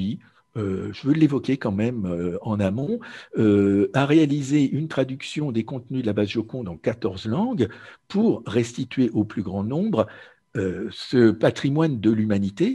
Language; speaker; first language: French; native; French